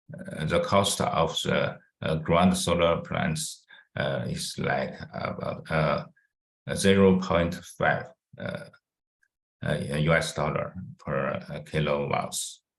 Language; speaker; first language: English; non-native, fluent; Chinese